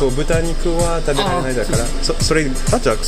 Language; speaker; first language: Japanese; non-native, fluent; French